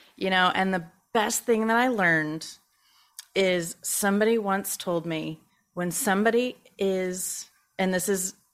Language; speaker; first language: English; native; English